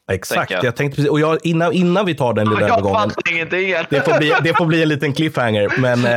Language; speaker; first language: Swedish; native; Swedish